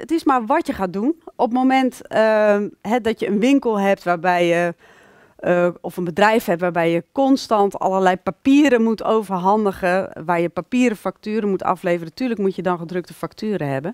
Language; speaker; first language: Dutch; native; Dutch